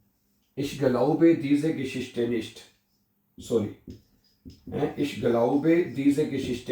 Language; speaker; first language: German; non-native, fluent; Urdu